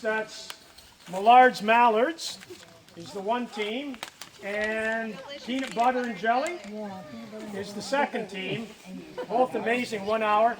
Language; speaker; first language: English; native; English